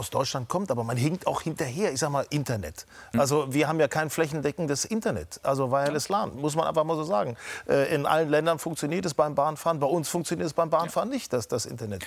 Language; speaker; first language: German; native; German